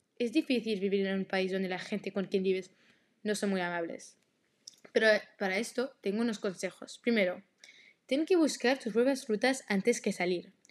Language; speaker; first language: Spanish; non-native, learner; French